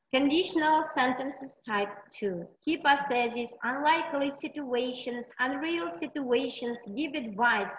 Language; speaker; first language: English; non-native, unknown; Uzbek